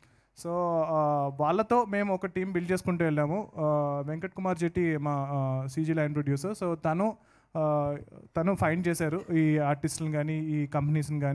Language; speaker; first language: Telugu; native; Telugu